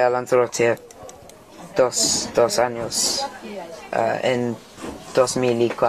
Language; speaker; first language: Spanish; non-native, learner; English